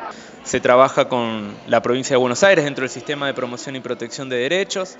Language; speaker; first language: Spanish; native; Spanish